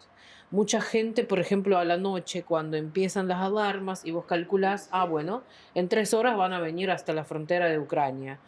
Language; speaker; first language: Spanish; non-native, fluent; Ukrainian